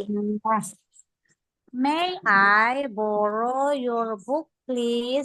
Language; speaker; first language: English; non-native, learner; Indonesian